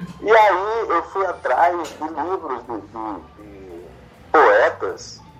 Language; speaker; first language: Portuguese; native; Portuguese